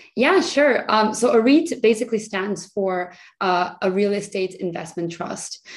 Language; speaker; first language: English; early bilingual, other home language; Spanish